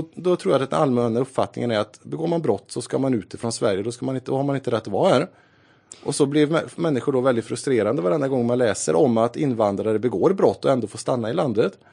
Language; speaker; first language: Swedish; native; Swedish